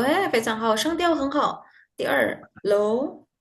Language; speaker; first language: Chinese; non-native, fluent; Indonesian